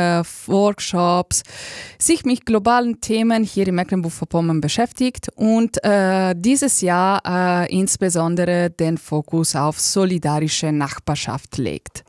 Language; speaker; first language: German; native; German